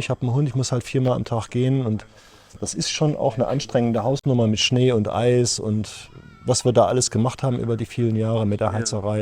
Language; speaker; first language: German; native; German